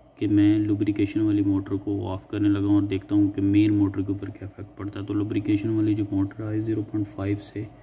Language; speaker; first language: Urdu; native; Urdu